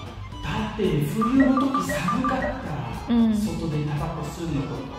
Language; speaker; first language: Japanese; non-native, learner; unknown